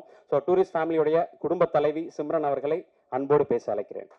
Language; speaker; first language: Tamil; native; Tamil